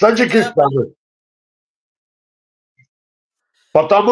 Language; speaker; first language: Russian; non-native, local second language; Tajik